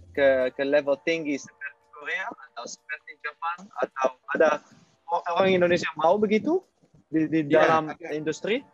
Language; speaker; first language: Indonesian; non-native, learner; Dutch